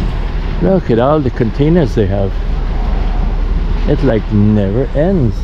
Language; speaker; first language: English; native; English